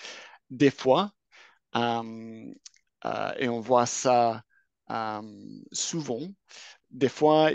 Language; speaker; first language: French; non-native, fluent; English